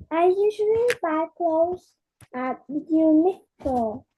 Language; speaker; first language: English; non-native, learner; Vietnamese